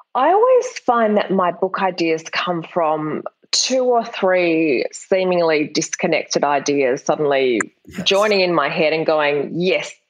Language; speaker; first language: English; native; English